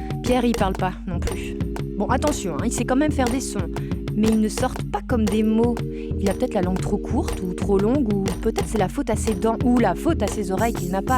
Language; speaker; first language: French; native; French